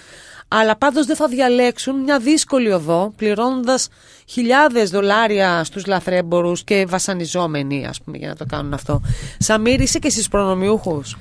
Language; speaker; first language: Greek; native; Greek